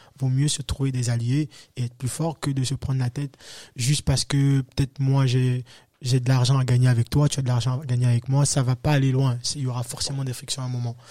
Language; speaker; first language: French; native; French